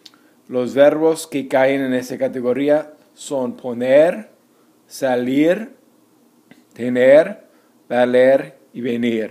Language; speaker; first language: Spanish; non-native, fluent; English